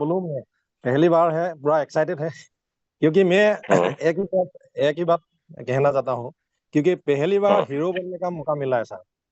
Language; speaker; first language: Hindi; non-native, local second language; Assamese